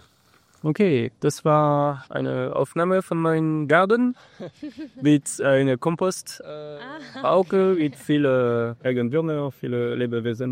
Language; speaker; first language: German; non-native, learner; English